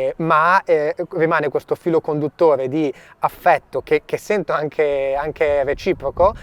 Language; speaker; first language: Italian; native; Italian